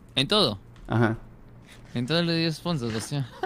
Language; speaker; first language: Spanish; non-native, fluent; French